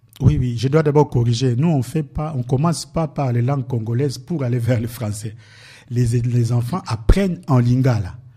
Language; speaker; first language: French; non-native, local second language; Lingala